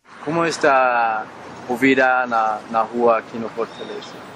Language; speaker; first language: Portuguese; non-native, learner; Danish